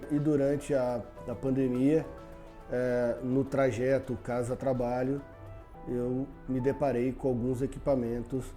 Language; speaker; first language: Portuguese; native; Portuguese